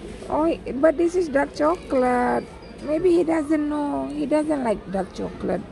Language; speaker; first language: English; non-native, learner; Indonesian